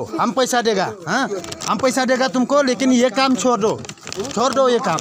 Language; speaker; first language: Hindi; non-native, local second language; Khasi